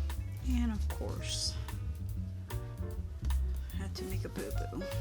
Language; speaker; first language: English; native; English